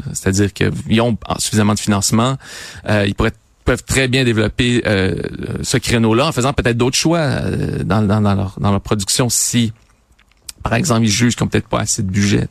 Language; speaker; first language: French; native; French